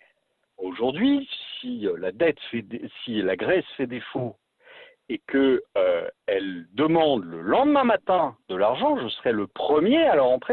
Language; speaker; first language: French; native; French